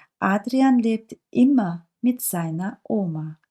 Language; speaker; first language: German; non-native, fluent; Turkish